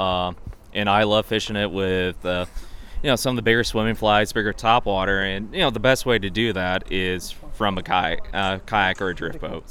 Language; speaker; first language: English; native; English